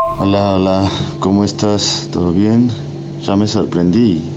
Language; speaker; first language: Spanish; non-native, fluent; Bangla